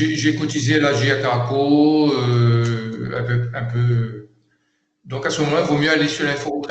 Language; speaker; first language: French; native; French